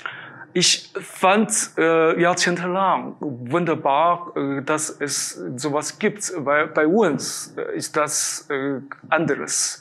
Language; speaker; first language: German; non-native, fluent; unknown